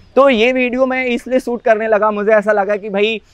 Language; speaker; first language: Hindi; native; Hindi